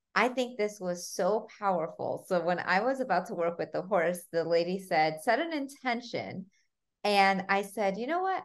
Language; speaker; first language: English; early bilingual, other home language; Armenian